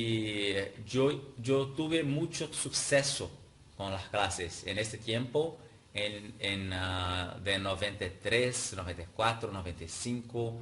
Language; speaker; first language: Spanish; non-native, fluent; Portuguese